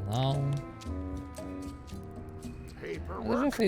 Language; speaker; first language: Portuguese; native; Portuguese